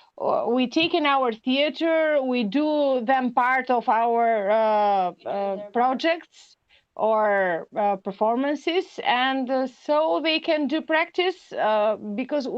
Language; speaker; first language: English; non-native, learner; Albanian